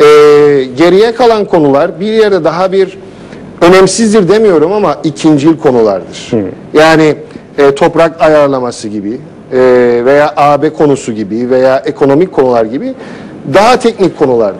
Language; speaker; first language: Turkish; native; Turkish